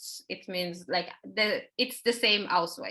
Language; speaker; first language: English; non-native, learner; Persian